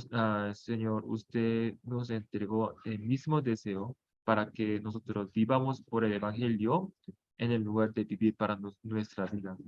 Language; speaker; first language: Spanish; non-native, fluent; Korean